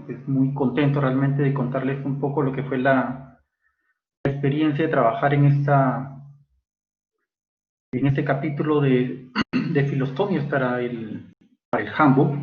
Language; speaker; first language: Spanish; native; Spanish